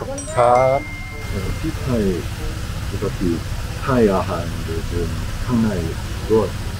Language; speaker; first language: Thai; non-native, learner; Korean